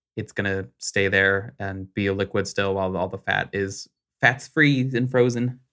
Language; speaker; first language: English; native; English